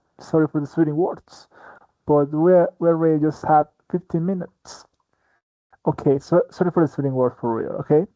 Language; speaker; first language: English; non-native, fluent; Spanish